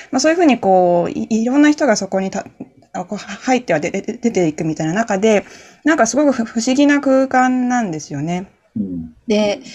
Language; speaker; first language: Japanese; native; Japanese